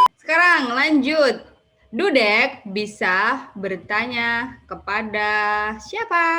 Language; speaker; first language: Indonesian; native; Indonesian